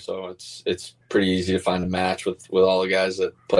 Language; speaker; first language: English; native; English